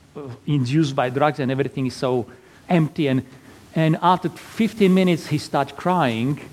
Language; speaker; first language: English; non-native, fluent; Slovak